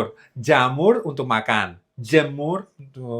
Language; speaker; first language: Indonesian; non-native, learner; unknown